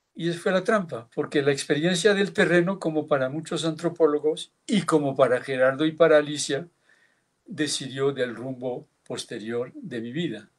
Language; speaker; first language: Spanish; early bilingual, heritage; Basque